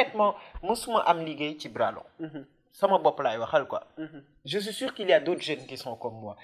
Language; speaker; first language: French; non-native, local second language; Wolof